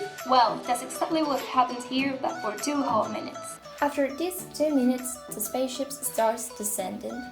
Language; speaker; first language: English; non-native, fluent; Spanish